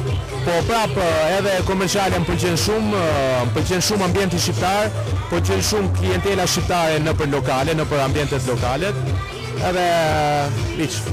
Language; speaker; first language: Albanian; early bilingual, heritage; Albanian